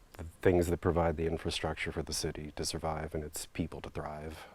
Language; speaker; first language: English; native; English